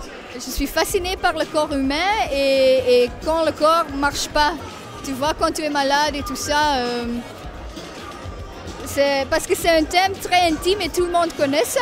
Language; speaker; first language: French; non-native, local second language; Dutch